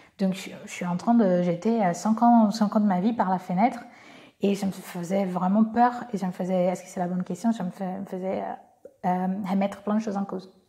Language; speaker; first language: French; non-native, fluent; Portuguese